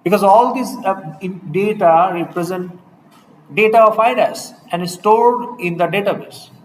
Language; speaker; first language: English; non-native, local second language; Bangla